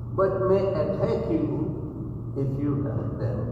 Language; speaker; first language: English; non-native, local second language; Gujarati